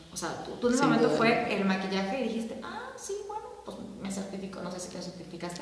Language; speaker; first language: Spanish; native; Spanish